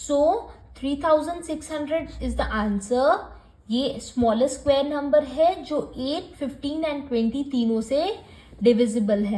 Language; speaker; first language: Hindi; native; Hindi